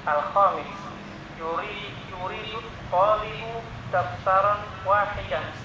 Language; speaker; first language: Arabic; non-native, learner; Indonesian